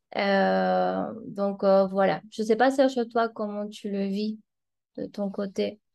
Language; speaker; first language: French; non-native, fluent; Spanish